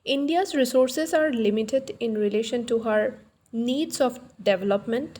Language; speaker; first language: English; non-native, local second language; Assamese